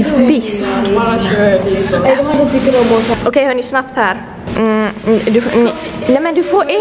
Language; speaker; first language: Swedish; native; Swedish